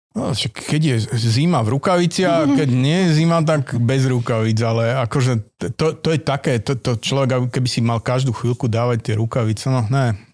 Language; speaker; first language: Slovak; native; Slovak